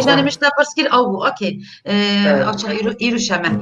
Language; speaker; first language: Kurdish; native; Kurdish